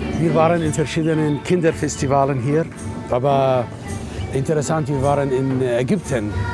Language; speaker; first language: German; non-native, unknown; Arabic